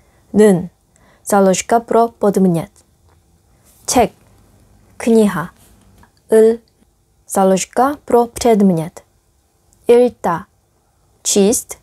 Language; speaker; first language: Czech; non-native, fluent; Korean